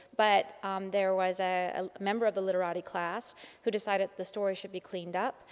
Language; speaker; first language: English; native; English